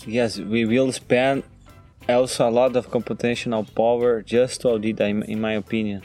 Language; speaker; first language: English; non-native, fluent; Portuguese